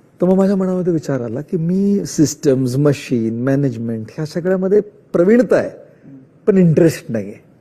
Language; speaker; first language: Marathi; non-native, local second language; Marwari